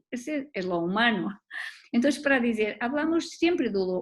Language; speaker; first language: Spanish; non-native, learner; Portuguese